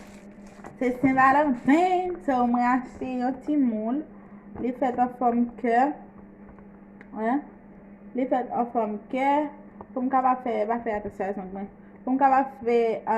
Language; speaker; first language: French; non-native, local second language; Haitian Creole